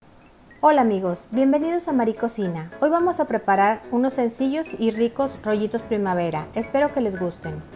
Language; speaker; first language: Spanish; native; Spanish